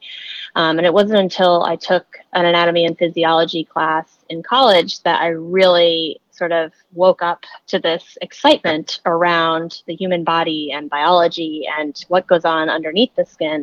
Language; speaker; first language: English; native; English